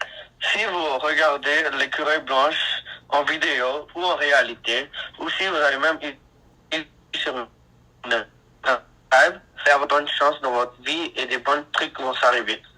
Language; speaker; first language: French; non-native, learner; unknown